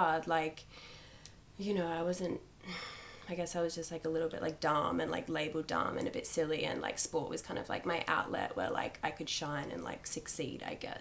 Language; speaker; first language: English; native; English